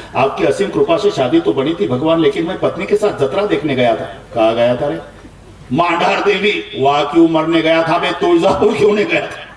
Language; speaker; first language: Hindi; non-native, local second language; Marathi